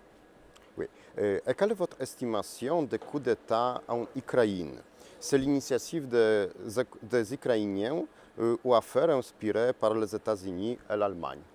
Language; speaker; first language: French; non-native, learner; Polish